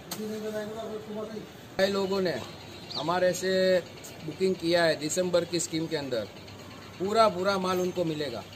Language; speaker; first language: Hindi; non-native, local second language; Gujarati